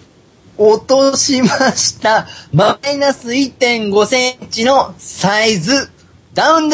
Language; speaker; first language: Japanese; native; Japanese